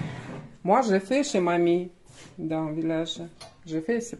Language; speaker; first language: French; non-native, learner; Russian